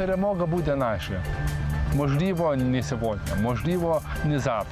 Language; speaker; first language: Ukrainian; non-native, learner; Lithuanian